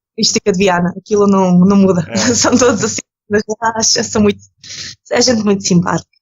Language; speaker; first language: Portuguese; early bilingual, other home language; Ukrainian